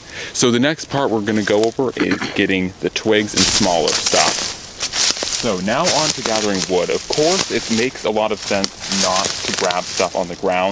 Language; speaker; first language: English; native; English